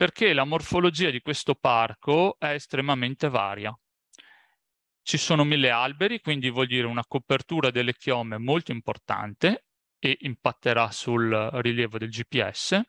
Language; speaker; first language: Italian; native; Italian